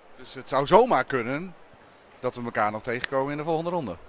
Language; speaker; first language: Dutch; native; Dutch